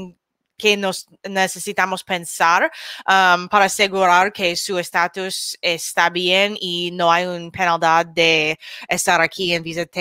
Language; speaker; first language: Spanish; non-native, learner; English